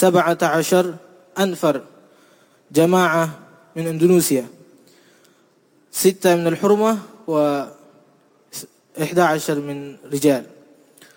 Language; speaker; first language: Arabic; non-native, fluent; Indonesian